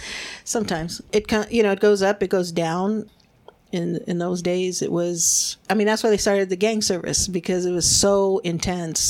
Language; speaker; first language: English; early bilingual, other home language; Spanish